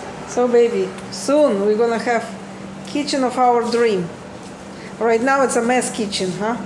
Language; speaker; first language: English; non-native, learner; Russian